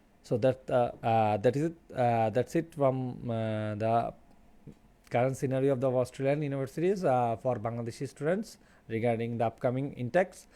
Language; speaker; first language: English; non-native, local second language; Bangla